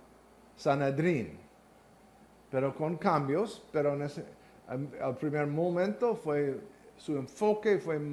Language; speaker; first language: Spanish; non-native, learner; English